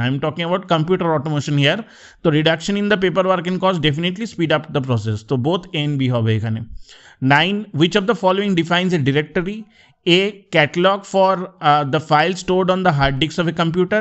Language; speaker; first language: English; non-native, local second language; Bangla